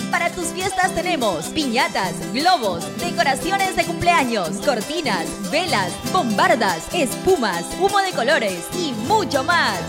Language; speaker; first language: Spanish; native; Spanish